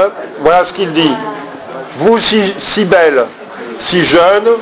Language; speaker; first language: French; native; French